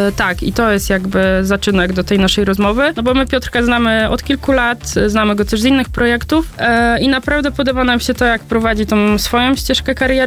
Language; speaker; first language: Polish; native; Polish